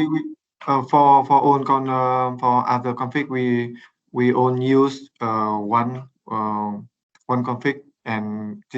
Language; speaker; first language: English; non-native, learner; Vietnamese